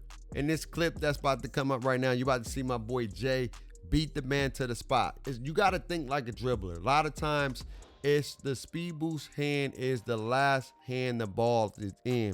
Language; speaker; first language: English; native; English